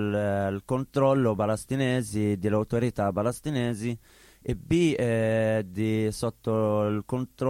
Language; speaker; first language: Italian; non-native, learner; Arabic